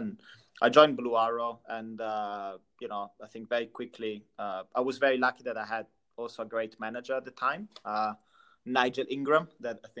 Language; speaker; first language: English; non-native, fluent; Italian